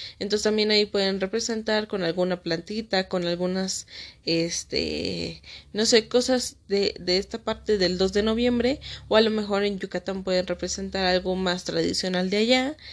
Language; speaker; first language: Spanish; native; Spanish